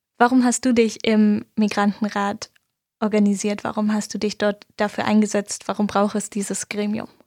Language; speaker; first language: German; native; German